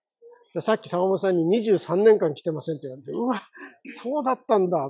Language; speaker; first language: Japanese; native; Japanese